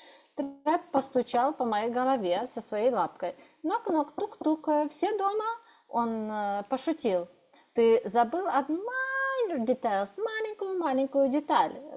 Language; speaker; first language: Russian; native; Russian